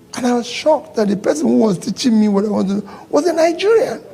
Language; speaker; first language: English; non-native, local second language; Igbo